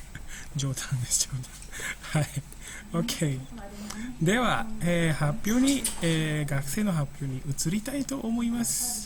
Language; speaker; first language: Japanese; non-native, fluent; Indonesian